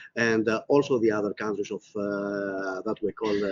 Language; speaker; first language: English; non-native, fluent; Greek